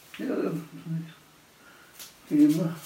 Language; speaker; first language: German; non-native, fluent; Polish